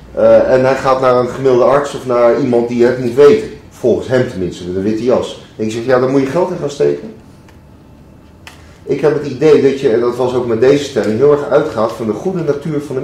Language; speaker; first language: Dutch; native; Dutch